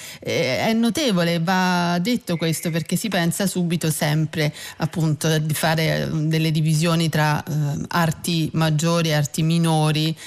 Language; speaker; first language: Italian; native; Italian